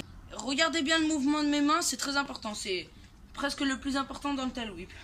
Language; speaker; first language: French; native; French